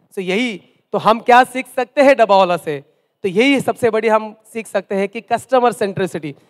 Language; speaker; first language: Hindi; non-native, local second language; Marathi